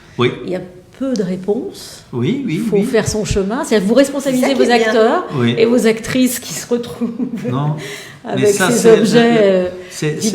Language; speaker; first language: French; native; French